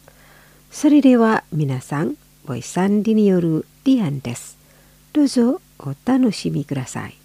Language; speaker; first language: Japanese; non-native, fluent; Indonesian